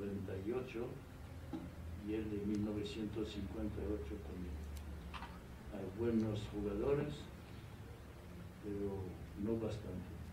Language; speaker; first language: Spanish; non-native, fluent; French